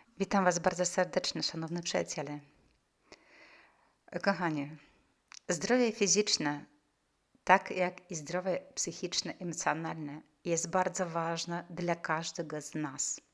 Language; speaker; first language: Polish; non-native, fluent; Russian